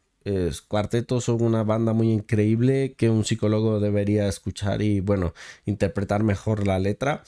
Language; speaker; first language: Spanish; native; Spanish